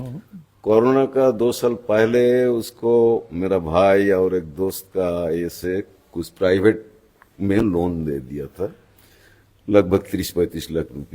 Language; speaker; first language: Hindi; non-native, local second language; Bangla